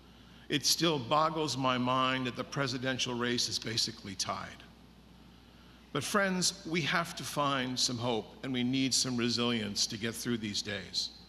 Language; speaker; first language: English; native; English